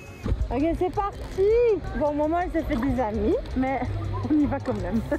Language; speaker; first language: French; native; French